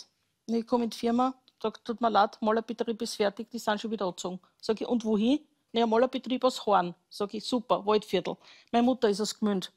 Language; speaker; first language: German; native; German